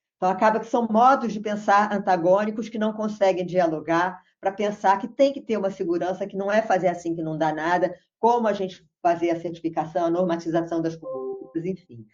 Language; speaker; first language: Portuguese; native; Portuguese